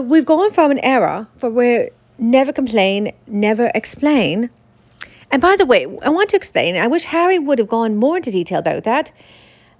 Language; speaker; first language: English; native; English